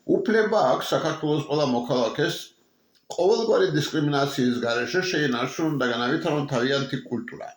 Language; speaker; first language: Georgian; non-native, local second language; Mingrelian